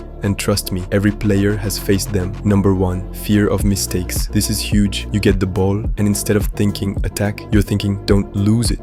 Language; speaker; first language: English; native; English